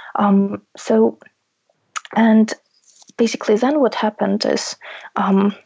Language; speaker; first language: English; non-native, fluent; Russian